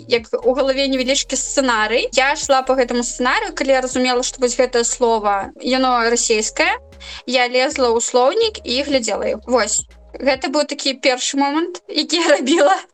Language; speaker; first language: Belarusian; non-native, local second language; Russian